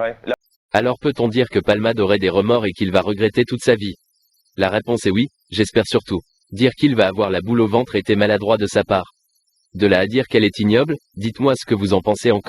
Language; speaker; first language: French; native; French